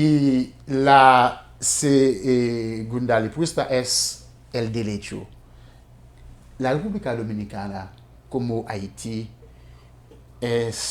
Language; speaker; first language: Spanish; non-native, fluent; Haitian Creole